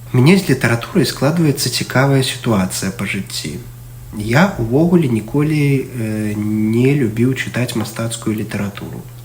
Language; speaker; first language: Belarusian; non-native, local second language; Russian